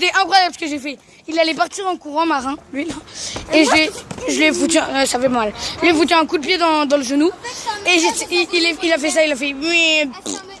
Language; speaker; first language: French; native; French